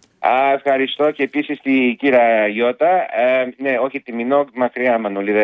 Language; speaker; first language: Greek; early bilingual, heritage; Greek